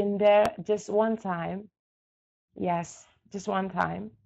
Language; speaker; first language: English; non-native, learner; Indonesian